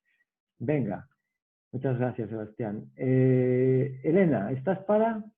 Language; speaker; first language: Spanish; native; Spanish